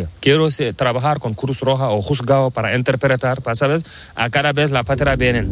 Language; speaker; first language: Spanish; non-native, learner; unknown